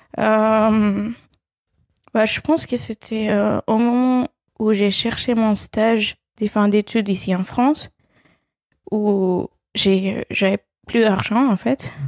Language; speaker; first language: French; non-native, fluent; Spanish